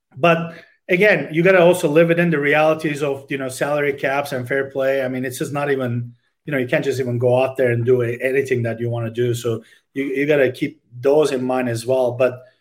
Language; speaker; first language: English; non-native, fluent; Turkish